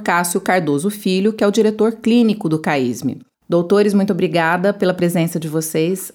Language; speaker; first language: Portuguese; native; Portuguese